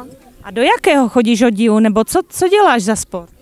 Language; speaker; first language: Czech; native; Czech